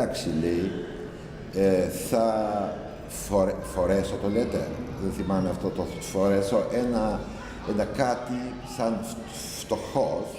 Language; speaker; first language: Greek; non-native, learner; Albanian